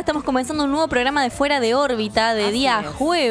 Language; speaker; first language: Spanish; native; Spanish